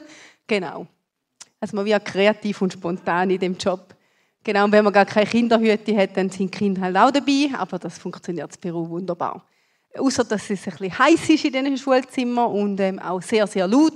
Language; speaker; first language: German; native; German